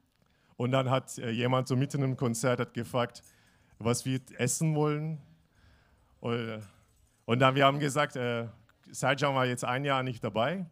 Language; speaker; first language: German; non-native, fluent; Turkish